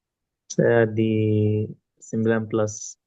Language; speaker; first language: Indonesian; non-native, learner; Arabic